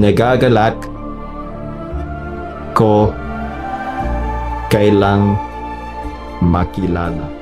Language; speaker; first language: Filipino; non-native, learner; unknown